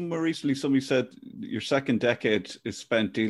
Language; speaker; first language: English; native; English